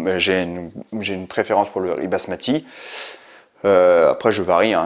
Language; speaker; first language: French; native; French